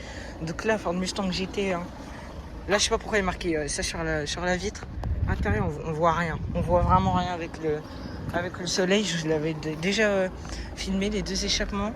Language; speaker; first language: French; native; French